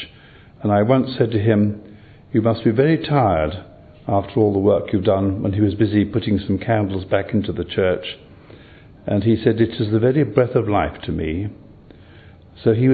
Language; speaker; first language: English; native; English